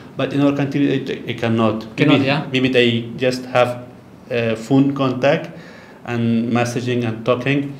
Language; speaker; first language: English; non-native, learner; Persian